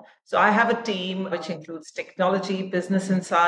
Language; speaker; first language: English; non-native, local second language; Hindi